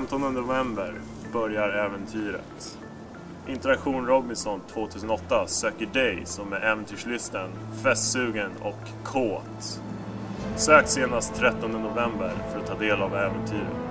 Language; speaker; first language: Swedish; native; Swedish